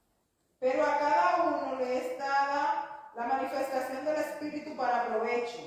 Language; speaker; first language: Spanish; native; Spanish